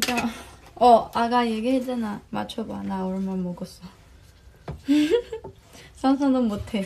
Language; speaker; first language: Korean; non-native, fluent; Chinese